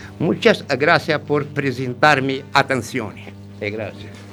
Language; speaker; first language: Spanish; non-native, learner; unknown